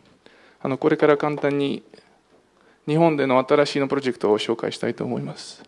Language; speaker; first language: Japanese; non-native, fluent; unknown